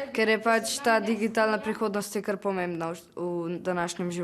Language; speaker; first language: Slovenian; native; Slovenian